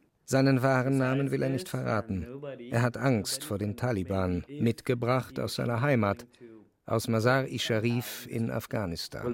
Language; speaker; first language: German; native; German